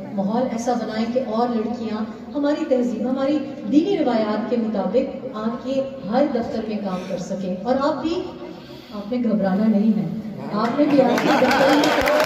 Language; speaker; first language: Urdu; non-native, local second language; Pashto